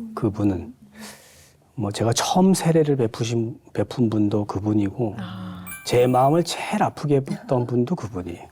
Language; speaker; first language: Korean; native; Korean